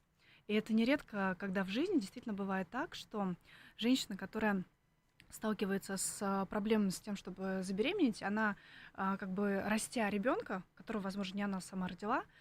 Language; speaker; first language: Russian; native; Russian